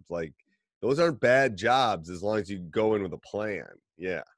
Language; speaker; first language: English; native; English